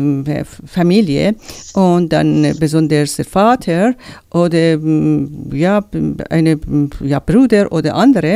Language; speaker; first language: German; non-native, learner; Persian